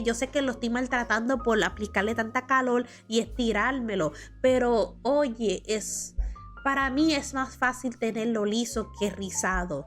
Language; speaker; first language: Spanish; early bilingual, heritage; Spanish